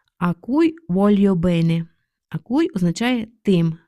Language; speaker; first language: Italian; non-native, fluent; Ukrainian